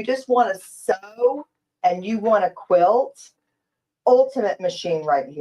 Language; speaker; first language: English; native; English